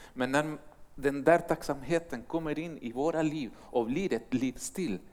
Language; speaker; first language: Swedish; non-native, fluent; Spanish